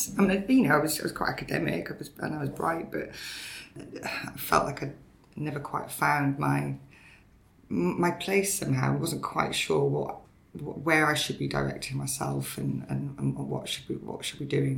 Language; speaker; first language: English; native; English